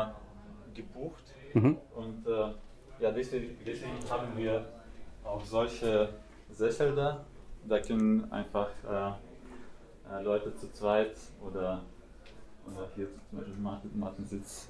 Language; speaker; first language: German; non-native, fluent; Latvian